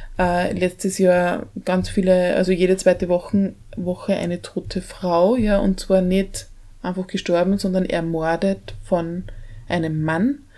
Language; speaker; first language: German; native; German